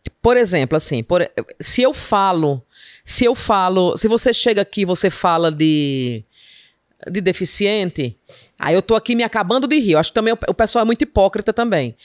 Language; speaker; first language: Portuguese; native; Portuguese